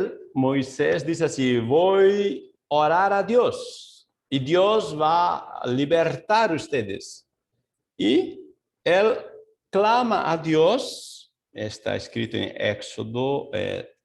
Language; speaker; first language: Portuguese; non-native, fluent; Spanish